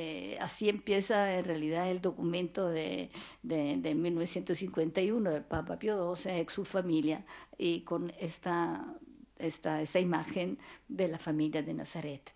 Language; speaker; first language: Spanish; non-native, fluent; Italian